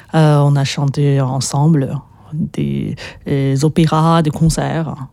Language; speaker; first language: French; non-native, fluent; Chinese